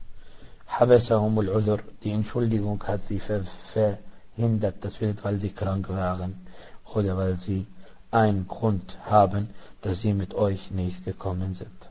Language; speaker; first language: German; non-native, fluent; Arabic